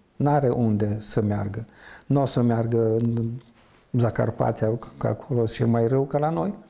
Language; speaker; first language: Romanian; non-native, local second language; Ukrainian